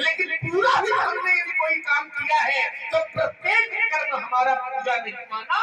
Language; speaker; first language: Hindi; native; Hindi